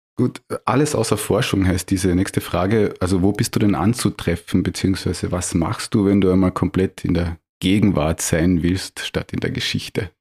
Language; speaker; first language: German; native; German